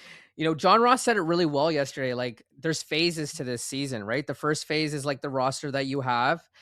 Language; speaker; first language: English; native; English